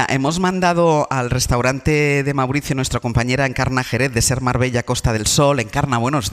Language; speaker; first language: Spanish; native; Spanish